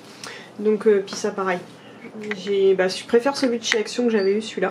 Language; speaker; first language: French; native; French